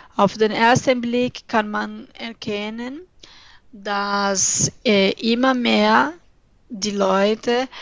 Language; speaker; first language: German; non-native, fluent; Portuguese